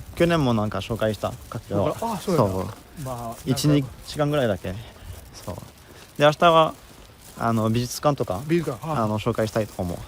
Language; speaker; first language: Japanese; non-native, learner; French